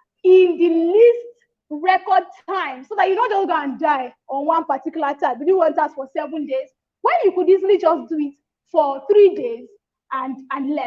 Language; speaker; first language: English; non-native, local second language; Yoruba